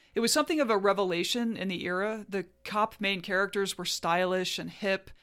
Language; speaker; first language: English; native; English